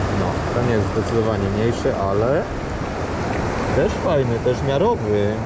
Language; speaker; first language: Polish; native; Polish